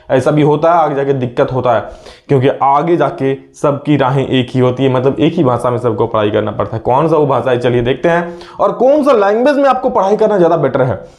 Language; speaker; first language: Hindi; native; Hindi